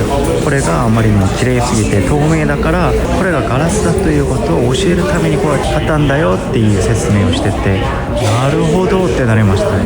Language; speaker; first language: Japanese; non-native, fluent; Korean